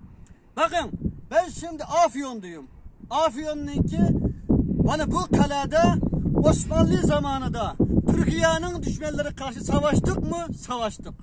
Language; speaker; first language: Turkish; non-native, learner; Uyghur